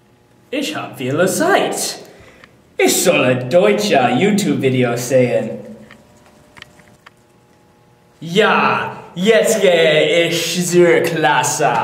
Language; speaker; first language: German; non-native, learner; English